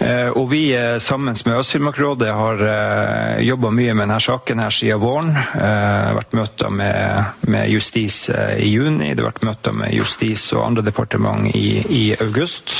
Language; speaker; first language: Norwegian; native; Norwegian